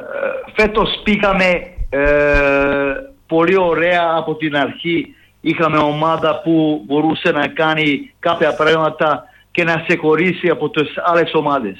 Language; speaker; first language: Greek; non-native, fluent; Serbian